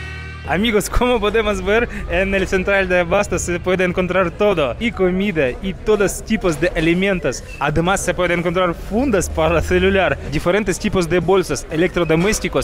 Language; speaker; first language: Spanish; non-native, fluent; Russian